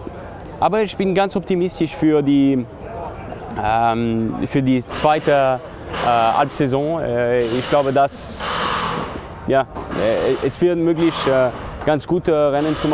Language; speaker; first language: German; non-native, local second language; French